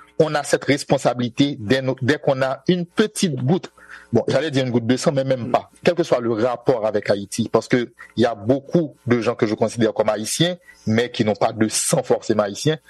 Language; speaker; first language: French; non-native, local second language; Haitian Creole